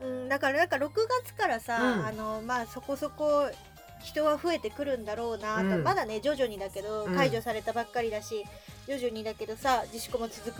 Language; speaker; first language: Japanese; native; Japanese